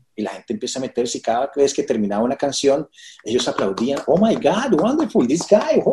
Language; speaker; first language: Spanish; native; Spanish